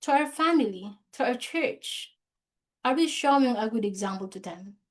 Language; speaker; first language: English; non-native, local second language; Filipino